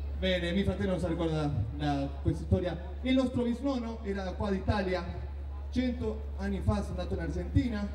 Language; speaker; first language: Italian; non-native, learner; Spanish